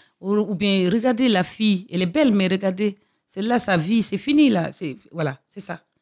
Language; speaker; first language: French; non-native, local second language; Fula